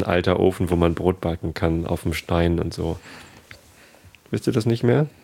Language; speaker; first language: German; native; German